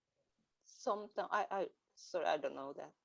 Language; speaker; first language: English; non-native, learner; Japanese